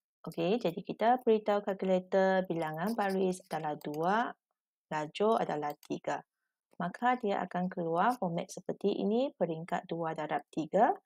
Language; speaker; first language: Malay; non-native, local second language; Chinese